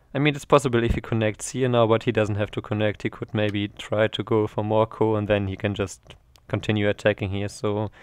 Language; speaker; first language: English; non-native, fluent; German